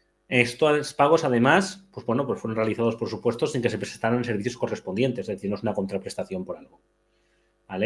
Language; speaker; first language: Spanish; native; Spanish